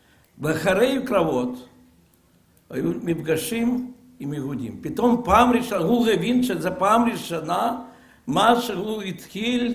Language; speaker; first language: Hebrew; non-native, fluent; Russian